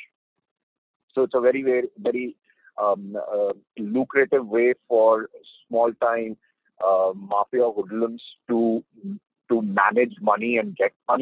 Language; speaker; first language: English; non-native, local second language; Hindi